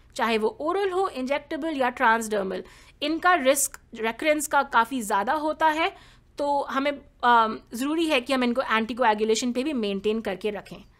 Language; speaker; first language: Hindi; native; Hindi